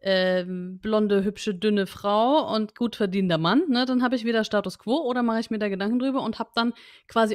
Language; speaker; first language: German; native; German